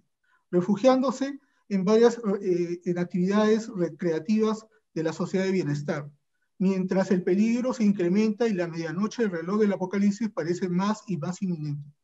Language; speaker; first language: Spanish; native; Spanish